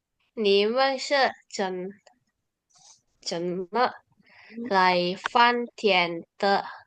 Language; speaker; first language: Chinese; non-native, learner; Indonesian